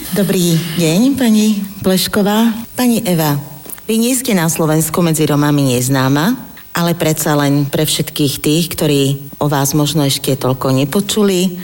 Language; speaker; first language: Slovak; native; Slovak